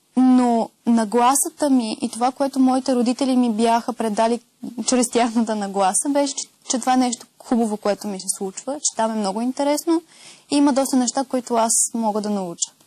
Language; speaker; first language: Bulgarian; early bilingual, heritage; Bulgarian